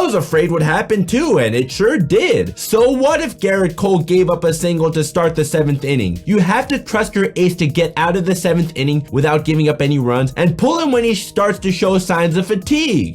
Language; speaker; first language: English; native; English